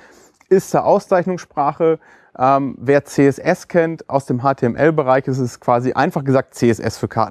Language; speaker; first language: German; native; German